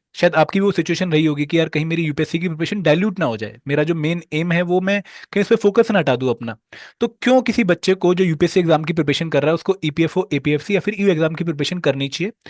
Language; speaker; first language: Hindi; native; Hindi